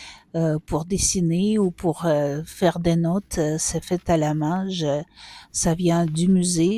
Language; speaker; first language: French; non-native, fluent; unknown